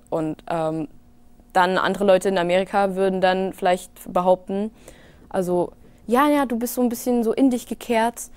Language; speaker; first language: German; early bilingual, other home language; English